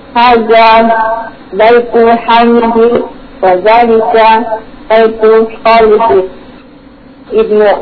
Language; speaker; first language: Arabic; non-native, learner; Indonesian